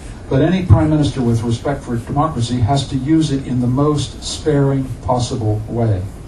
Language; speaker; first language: English; native; English